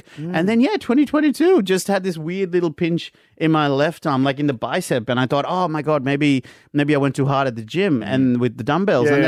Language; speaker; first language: English; non-native, local second language; Sinhala